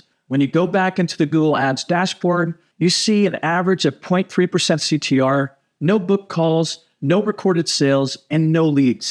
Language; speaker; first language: English; native; English